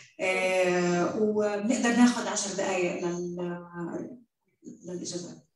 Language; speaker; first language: Arabic; native; Arabic